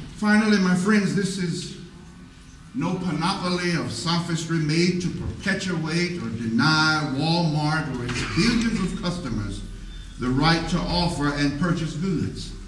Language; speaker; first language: English; native; English